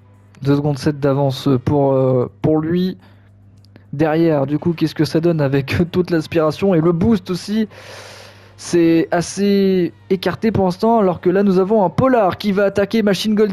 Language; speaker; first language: French; native; French